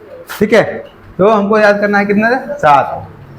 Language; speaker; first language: Hindi; native; Hindi